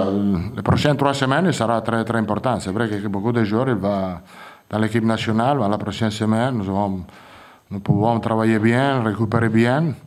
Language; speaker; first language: French; non-native, fluent; Italian